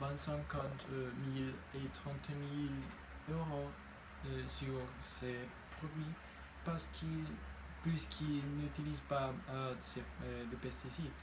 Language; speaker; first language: French; non-native, learner; Spanish